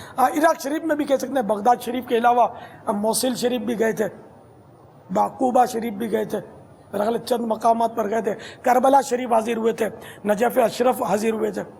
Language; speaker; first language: Urdu; non-native, local second language; Memoni